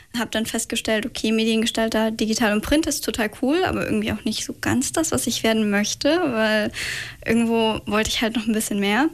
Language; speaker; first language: German; native; German